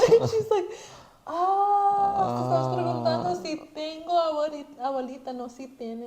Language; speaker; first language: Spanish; early bilingual, heritage; Spanish